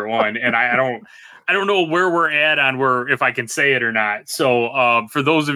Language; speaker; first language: English; native; English